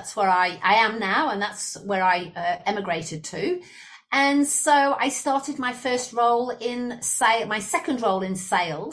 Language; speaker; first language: English; native; English